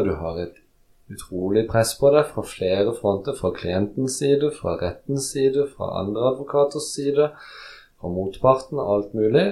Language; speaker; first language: Norwegian; early bilingual, other home language; Polish